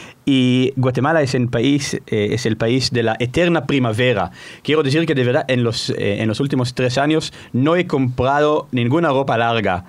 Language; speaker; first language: Spanish; non-native, fluent; Hebrew